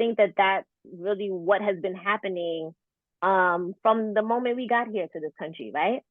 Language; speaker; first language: English; native; English